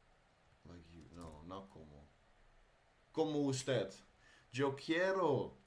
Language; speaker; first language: Spanish; non-native, learner; Dutch